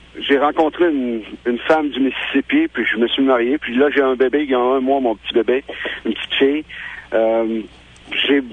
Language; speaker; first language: French; native; French